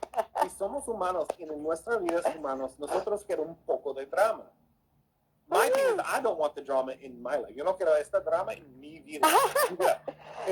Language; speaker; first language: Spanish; early bilingual, heritage; English